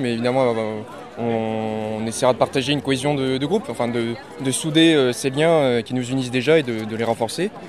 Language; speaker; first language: French; native; French